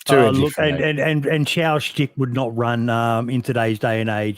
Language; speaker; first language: English; native; English